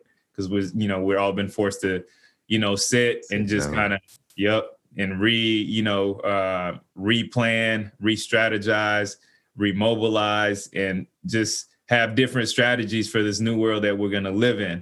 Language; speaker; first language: English; native; English